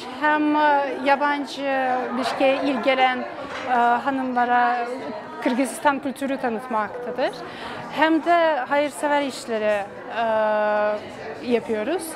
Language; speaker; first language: Turkish; non-native, fluent; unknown